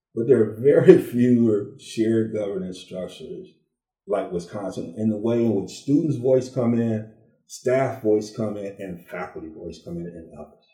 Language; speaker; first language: English; native; English